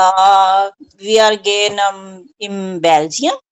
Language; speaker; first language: German; non-native, learner; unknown